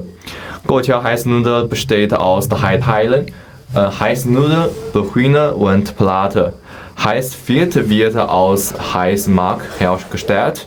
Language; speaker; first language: German; non-native, learner; Chinese